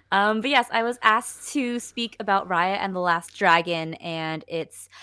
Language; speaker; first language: English; early bilingual, other home language; Vietnamese